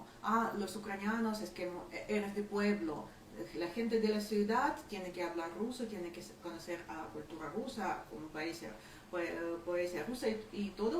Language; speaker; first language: Spanish; non-native, fluent; Ukrainian